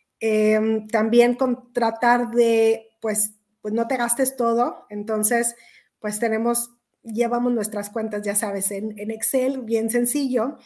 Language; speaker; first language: Spanish; native; Spanish